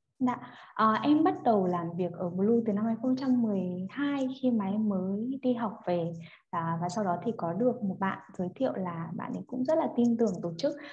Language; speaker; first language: Vietnamese; native; Vietnamese